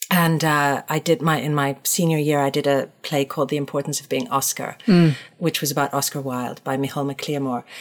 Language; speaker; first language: English; native; English